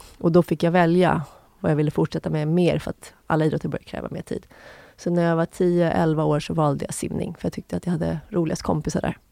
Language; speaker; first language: Swedish; native; Swedish